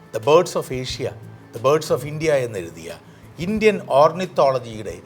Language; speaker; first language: Malayalam; native; Malayalam